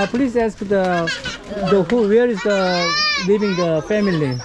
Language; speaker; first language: English; non-native, learner; Korean